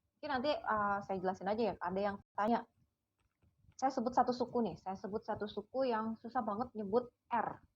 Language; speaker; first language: Indonesian; native; Indonesian